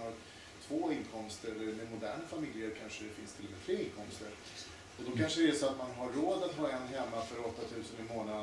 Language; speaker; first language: Swedish; native; Swedish